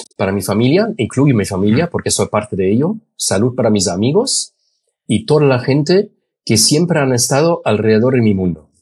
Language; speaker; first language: Spanish; non-native, fluent; German